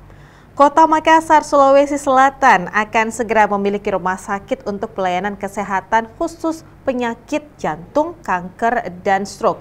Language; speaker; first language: Indonesian; native; Indonesian